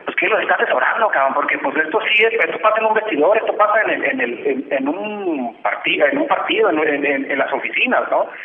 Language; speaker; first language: Spanish; native; Spanish